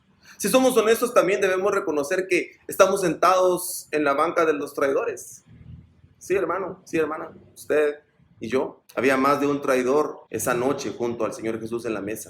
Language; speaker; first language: Spanish; native; Spanish